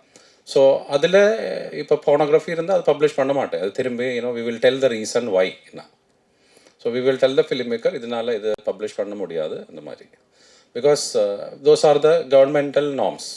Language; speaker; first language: Tamil; non-native, fluent; Malayalam